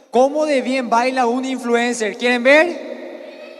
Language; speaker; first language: Spanish; native; Spanish